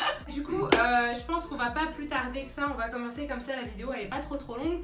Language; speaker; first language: French; native; French